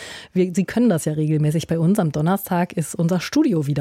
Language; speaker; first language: German; native; German